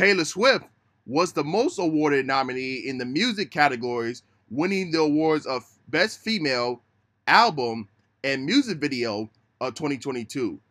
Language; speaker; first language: English; native; English